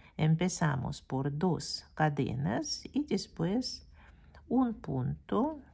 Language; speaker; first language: Spanish; non-native, fluent; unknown